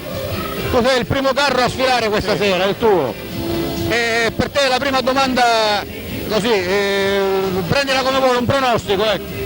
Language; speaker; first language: Italian; native; Italian